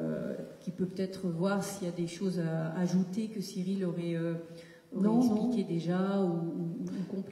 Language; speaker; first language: French; native; French